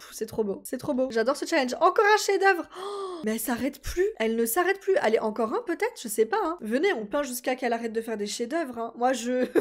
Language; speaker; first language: French; native; French